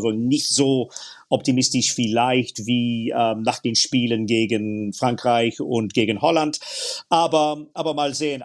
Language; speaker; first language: German; non-native, fluent; English